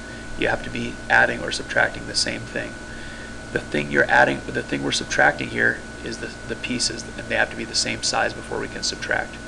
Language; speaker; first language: English; native; English